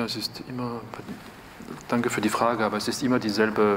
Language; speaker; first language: German; non-native, fluent; French